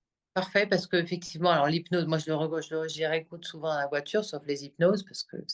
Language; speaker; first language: French; native; French